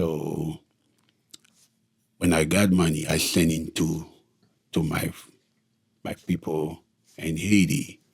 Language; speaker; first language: English; non-native, local second language; Haitian Creole